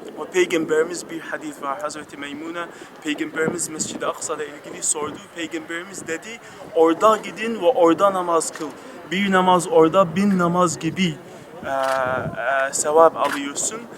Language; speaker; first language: Turkish; non-native, learner; Arabic